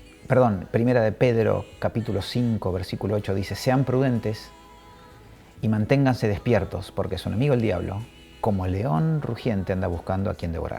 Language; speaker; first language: Spanish; native; Spanish